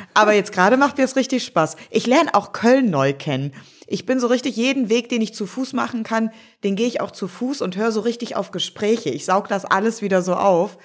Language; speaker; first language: German; native; German